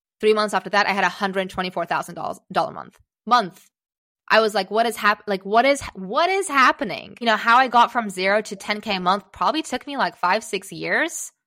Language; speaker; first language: English; early bilingual, other home language; Czech